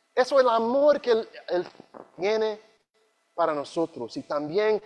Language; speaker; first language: Spanish; non-native, learner; English